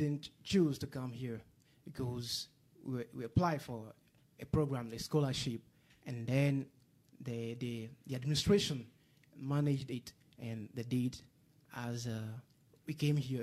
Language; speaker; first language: English; non-native, fluent; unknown